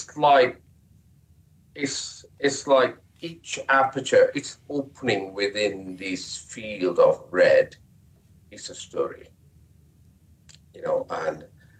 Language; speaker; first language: English; non-native, local second language; Punjabi